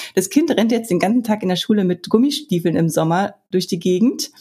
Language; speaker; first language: German; native; German